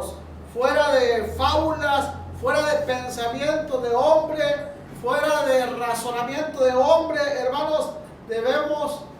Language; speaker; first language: Spanish; native; Spanish